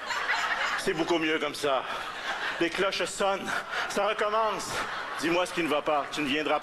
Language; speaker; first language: French; native; French